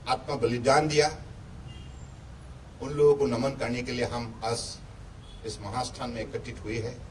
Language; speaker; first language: Hindi; non-native, local second language; Assamese